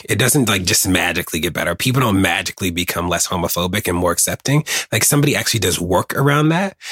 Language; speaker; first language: English; native; English